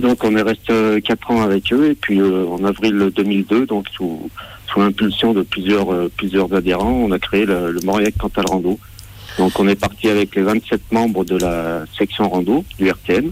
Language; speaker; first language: French; native; French